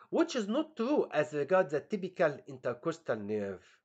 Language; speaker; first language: English; non-native, fluent; Arabic